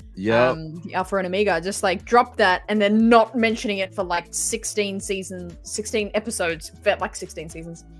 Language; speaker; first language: English; native; English